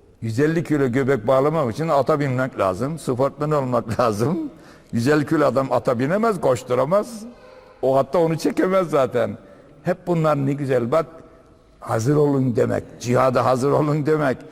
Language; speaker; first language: Turkish; native; Turkish